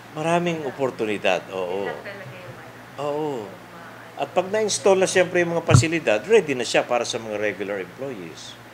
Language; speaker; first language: Filipino; non-native, local second language; Bikol